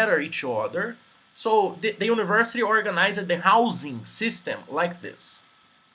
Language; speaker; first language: English; non-native, fluent; Portuguese